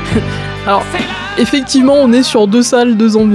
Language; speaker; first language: French; native; French